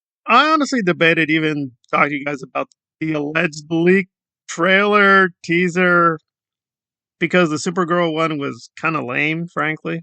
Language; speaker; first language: English; native; English